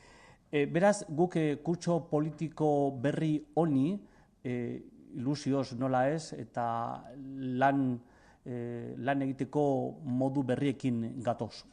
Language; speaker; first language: Basque; native; Basque